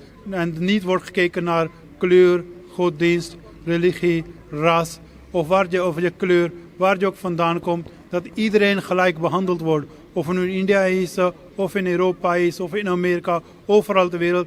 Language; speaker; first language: Dutch; non-native, fluent; Punjabi